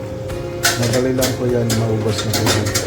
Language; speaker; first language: Filipino; non-native, local second language; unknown